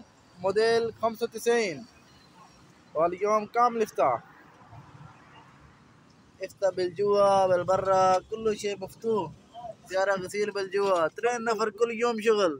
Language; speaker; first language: Arabic; non-native, learner; Punjabi